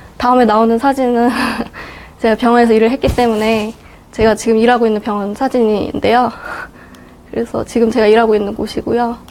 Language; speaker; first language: Korean; native; Korean